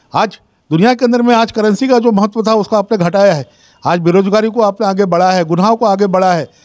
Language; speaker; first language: Hindi; non-native, local second language; Marathi